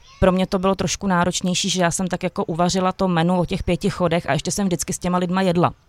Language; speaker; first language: Czech; native; Czech